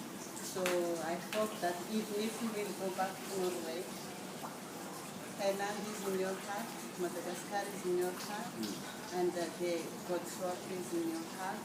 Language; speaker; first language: English; non-native, fluent; Malagasy